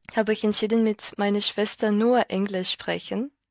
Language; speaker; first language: German; non-native, fluent; Ukrainian